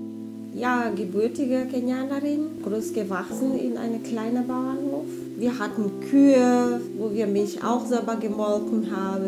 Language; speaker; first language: German; non-native, fluent; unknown